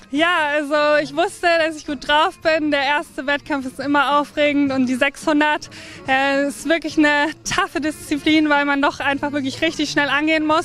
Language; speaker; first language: German; native; German